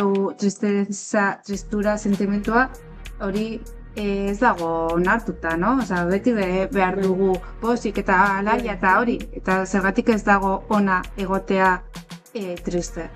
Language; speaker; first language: Basque; non-native, learner; Spanish